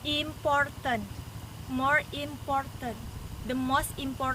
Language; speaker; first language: English; non-native, learner; Indonesian